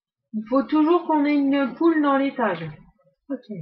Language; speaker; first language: French; native; French